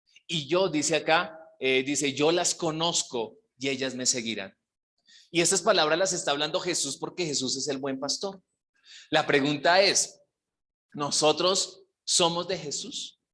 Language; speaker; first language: Spanish; native; Spanish